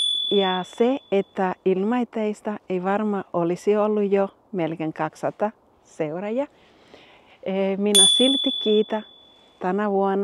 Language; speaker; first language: Finnish; non-native, learner; Spanish